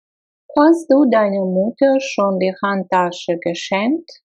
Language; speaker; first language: German; non-native, fluent; Russian